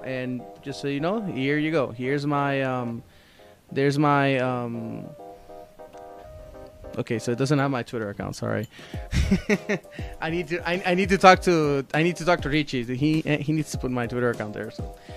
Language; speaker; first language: English; non-native, local second language; Spanish